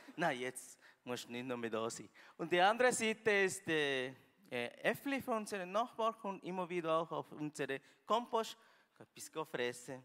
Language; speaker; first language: German; non-native, learner; Spanish